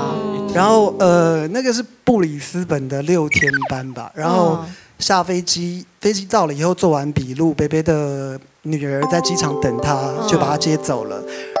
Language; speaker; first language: Chinese; native; Chinese